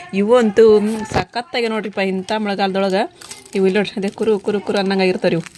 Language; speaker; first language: Kannada; native; Kannada